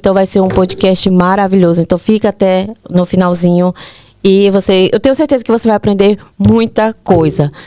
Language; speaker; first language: Portuguese; native; Portuguese